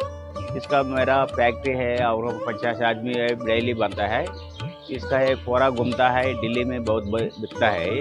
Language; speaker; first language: Hindi; non-native, local second language; Telugu